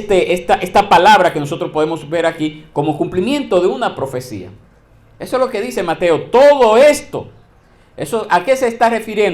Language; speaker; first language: Spanish; native; Spanish